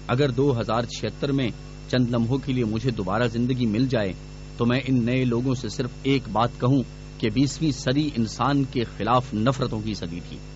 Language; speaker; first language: Urdu; non-native, local second language; Pashto